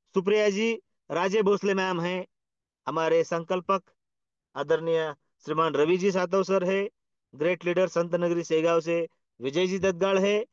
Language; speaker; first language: Hindi; non-native, local second language; Marathi